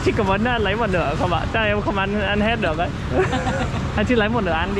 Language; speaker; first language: Vietnamese; non-native, fluent; English